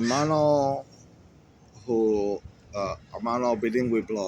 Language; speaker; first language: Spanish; non-native, learner; English